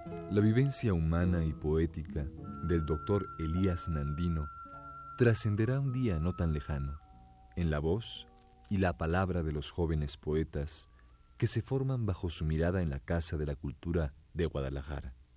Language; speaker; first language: Spanish; native; Spanish